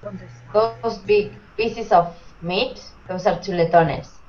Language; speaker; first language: English; non-native, fluent; Spanish